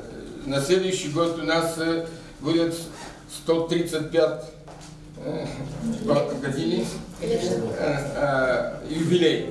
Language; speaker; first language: Russian; non-native, learner; Bulgarian